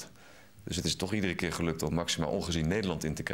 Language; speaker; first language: Dutch; native; Dutch